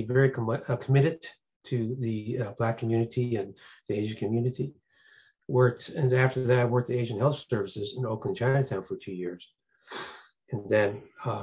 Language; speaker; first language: English; early bilingual, other home language; Cantonese